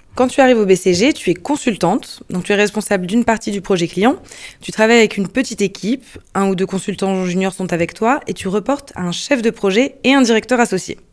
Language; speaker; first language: French; native; French